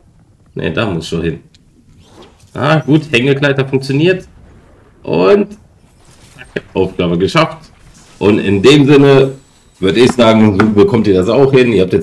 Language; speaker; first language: German; native; German